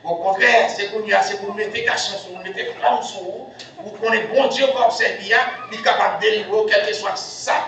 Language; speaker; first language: French; non-native, local second language; Haitian Creole